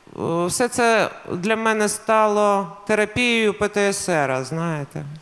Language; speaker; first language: Ukrainian; non-native, local second language; Russian